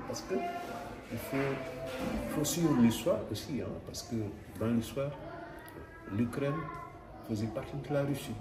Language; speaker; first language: French; non-native, local second language; Wolof